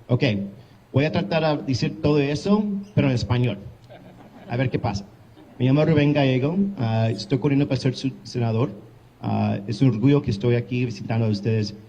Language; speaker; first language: Spanish; early bilingual, heritage; English